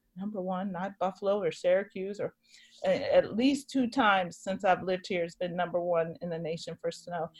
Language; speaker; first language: English; native; English